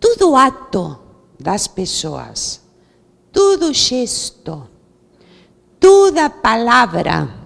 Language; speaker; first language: Portuguese; non-native, fluent; Spanish